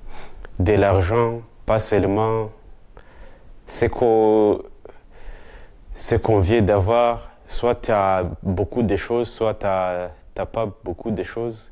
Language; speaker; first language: French; non-native, local second language; Kinyarwanda